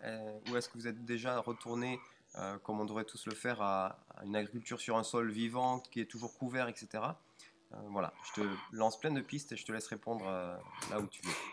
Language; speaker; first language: French; native; French